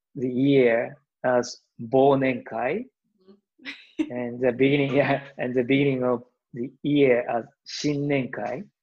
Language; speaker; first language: English; non-native, learner; Japanese